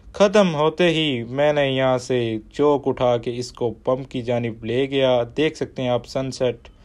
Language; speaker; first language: Urdu; native; Urdu